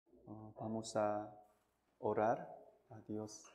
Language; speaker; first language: Spanish; non-native, fluent; Korean